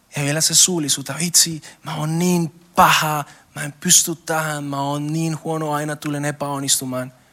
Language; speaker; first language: Finnish; non-native, learner; Spanish